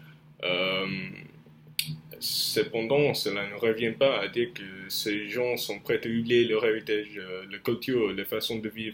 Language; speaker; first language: French; non-native, fluent; English